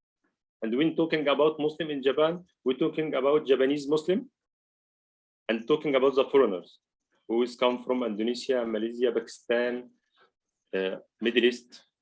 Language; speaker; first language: English; non-native, learner; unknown